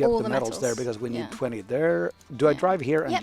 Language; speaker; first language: English; non-native, fluent; Swedish